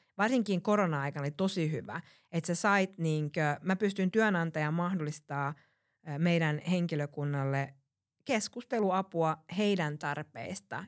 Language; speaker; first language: Finnish; early bilingual, heritage; Finnish